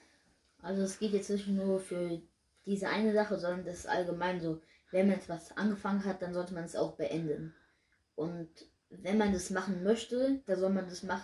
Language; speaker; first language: German; early bilingual, other home language; Urdu